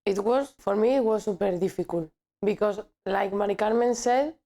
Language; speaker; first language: English; non-native, learner; Spanish